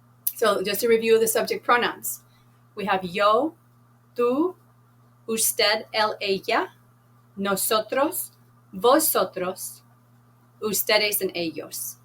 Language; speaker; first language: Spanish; non-native, fluent; English